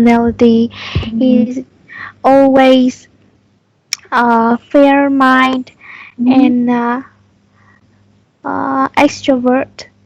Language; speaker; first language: English; non-native, learner; Vietnamese